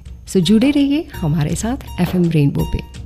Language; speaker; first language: Hindi; native; Hindi